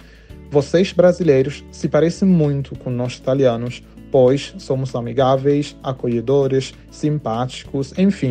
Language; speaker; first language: Portuguese; non-native, fluent; Italian